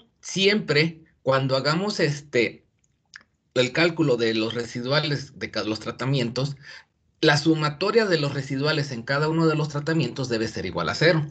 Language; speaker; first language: Spanish; native; Spanish